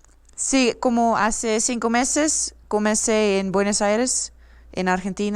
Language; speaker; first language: Spanish; non-native, learner; Dutch